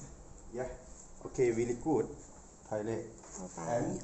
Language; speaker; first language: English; non-native, learner; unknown